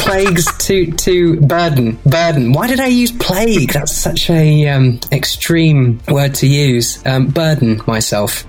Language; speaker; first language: English; native; English